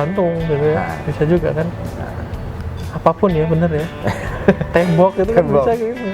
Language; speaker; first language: Indonesian; native; Indonesian